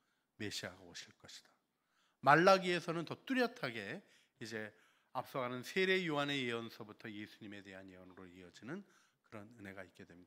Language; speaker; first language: Korean; native; Korean